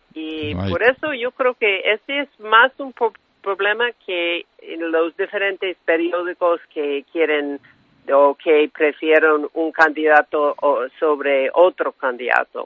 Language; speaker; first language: Spanish; non-native, fluent; English